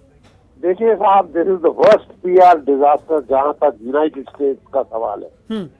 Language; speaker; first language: Hindi; native; Hindi